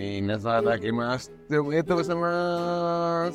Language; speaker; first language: Japanese; non-native, learner; Spanish